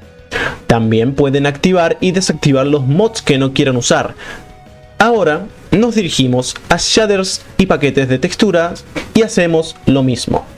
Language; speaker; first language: Spanish; native; Spanish